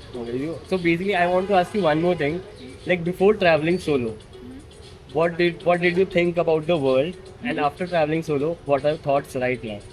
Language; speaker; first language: English; non-native, fluent; Hindi